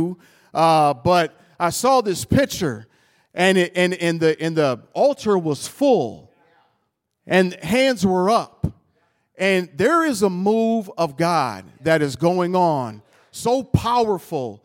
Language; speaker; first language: English; native; English